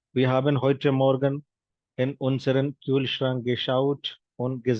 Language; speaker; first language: German; non-native, fluent; Hindi